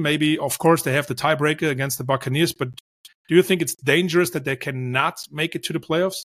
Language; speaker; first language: English; non-native, fluent; German